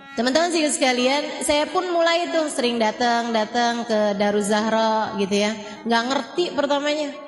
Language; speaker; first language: Indonesian; native; Indonesian